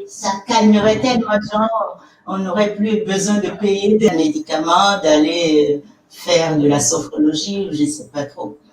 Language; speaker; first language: French; non-native, local second language; Fon